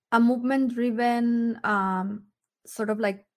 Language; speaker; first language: English; early bilingual, other home language; Spanish